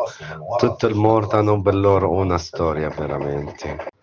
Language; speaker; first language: Italian; non-native, learner; Arabic